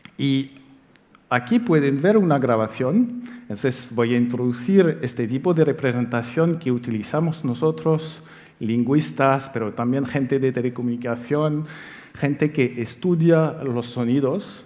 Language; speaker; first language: Spanish; non-native, fluent; French